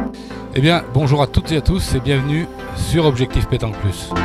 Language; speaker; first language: French; native; French